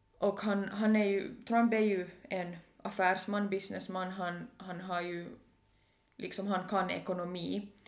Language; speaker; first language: Swedish; native; Swedish